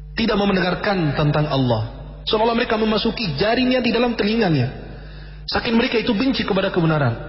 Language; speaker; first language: Indonesian; non-native, fluent; Arabic